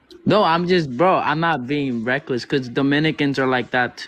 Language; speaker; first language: English; non-native, local second language; Spanish